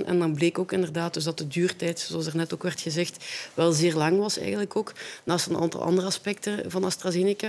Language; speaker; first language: Dutch; native; Dutch